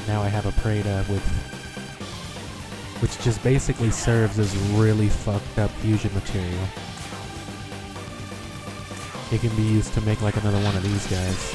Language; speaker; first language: English; native; English